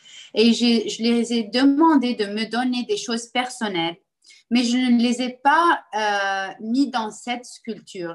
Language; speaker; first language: French; non-native, local second language; Arabic